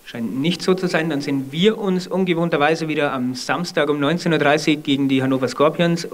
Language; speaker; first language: German; native; German